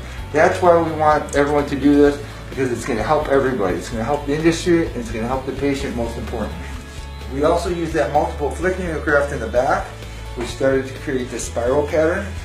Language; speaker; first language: English; native; English